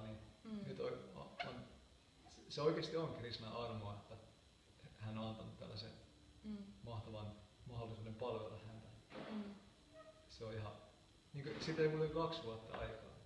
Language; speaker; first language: Finnish; native; Finnish